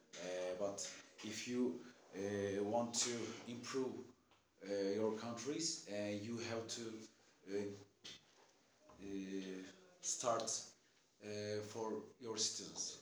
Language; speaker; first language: English; non-native, learner; Turkish